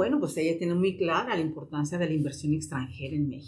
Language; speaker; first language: Spanish; native; Spanish